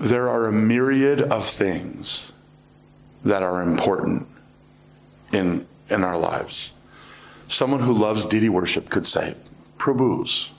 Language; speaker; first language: English; native; English